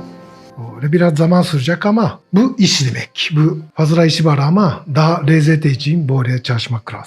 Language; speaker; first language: Turkish; non-native, learner; Japanese